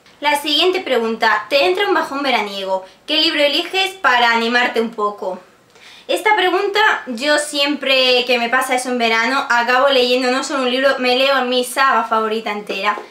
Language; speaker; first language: Spanish; native; Spanish